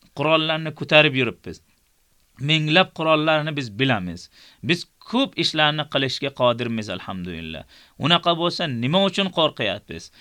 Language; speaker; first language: Uzbek; native; Uzbek